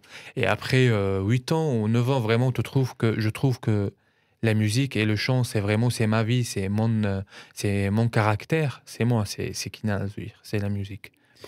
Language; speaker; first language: French; non-native, fluent; Arabic